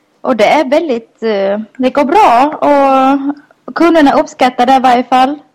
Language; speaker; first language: Swedish; non-native, fluent; Thai